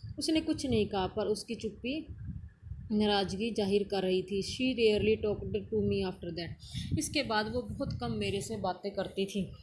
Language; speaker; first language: Hindi; native; Hindi